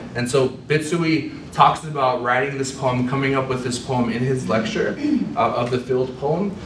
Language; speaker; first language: English; native; English